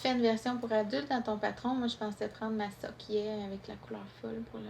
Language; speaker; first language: French; native; French